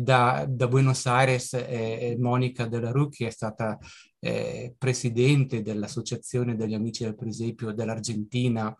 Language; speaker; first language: Italian; native; Italian